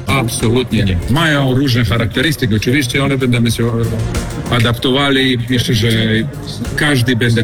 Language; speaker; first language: Polish; non-native, fluent; Serbian